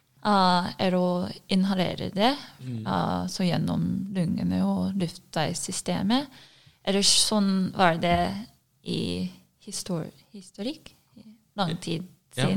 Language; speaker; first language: Norwegian; non-native, fluent; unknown